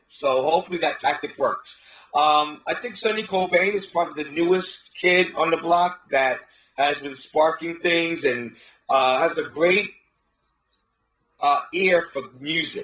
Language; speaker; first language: English; native; English